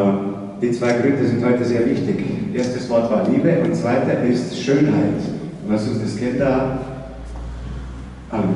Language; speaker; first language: German; non-native, fluent; Slovenian